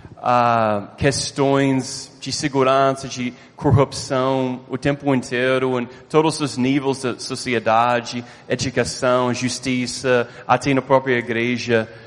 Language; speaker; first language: Portuguese; non-native, fluent; English